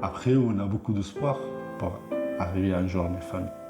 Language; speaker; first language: French; non-native, fluent; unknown